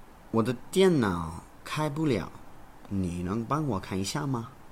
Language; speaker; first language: Chinese; non-native, learner; English